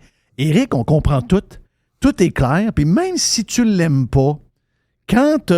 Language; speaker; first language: French; native; French